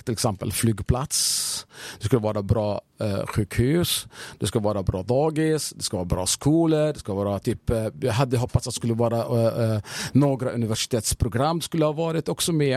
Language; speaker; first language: Swedish; non-native, fluent; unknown